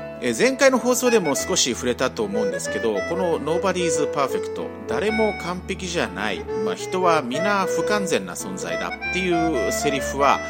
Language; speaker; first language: Japanese; native; Japanese